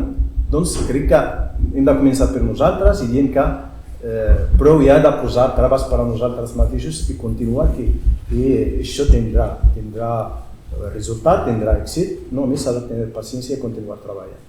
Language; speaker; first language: Catalan; non-native, fluent; Berber languages